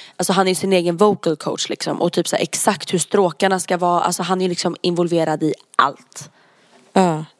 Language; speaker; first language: Swedish; native; Swedish